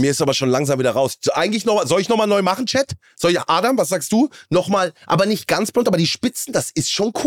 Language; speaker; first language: German; native; German